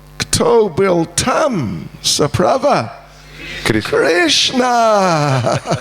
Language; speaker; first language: Russian; non-native, learner; English